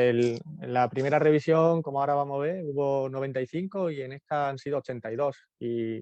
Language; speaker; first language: Spanish; native; Spanish